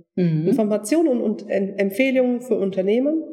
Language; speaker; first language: German; non-native, fluent; Turkish